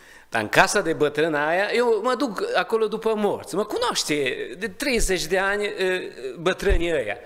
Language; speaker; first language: Romanian; non-native, learner; Hungarian